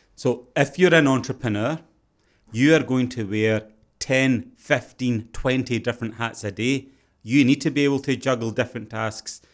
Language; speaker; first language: English; early bilingual, other home language; Urdu